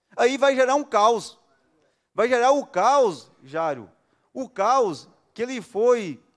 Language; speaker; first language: Portuguese; native; Portuguese